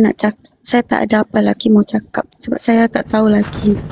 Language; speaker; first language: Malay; non-native, local second language; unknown